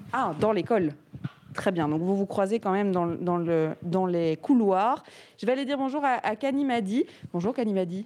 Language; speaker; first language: French; native; French